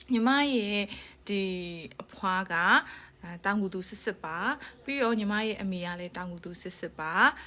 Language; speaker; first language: Burmese; native; Burmese